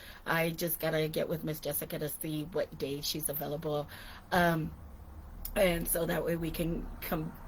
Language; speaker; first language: English; native; English